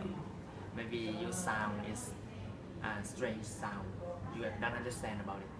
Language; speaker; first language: English; non-native, learner; Thai